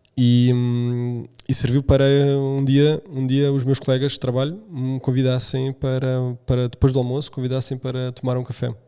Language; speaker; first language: Portuguese; early bilingual, other home language; Romanian